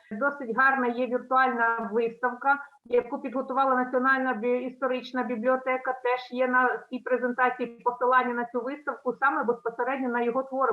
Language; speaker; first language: Ukrainian; native; Ukrainian